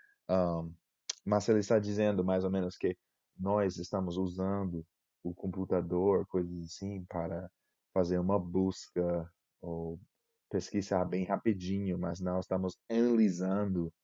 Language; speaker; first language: Portuguese; non-native, fluent; English